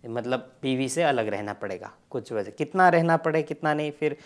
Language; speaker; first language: Hindi; non-native, local second language; Gujarati